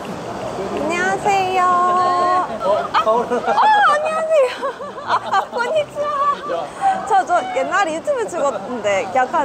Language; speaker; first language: Japanese; native; Japanese